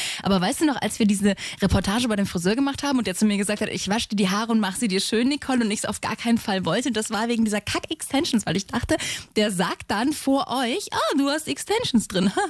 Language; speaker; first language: German; native; German